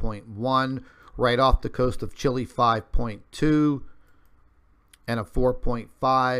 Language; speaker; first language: English; native; English